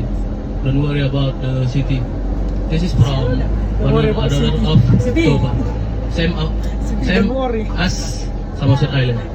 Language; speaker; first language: English; non-native, learner; Indonesian